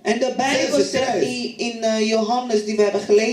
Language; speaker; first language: Dutch; non-native, fluent; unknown